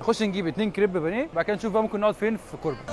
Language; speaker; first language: Arabic; native; Arabic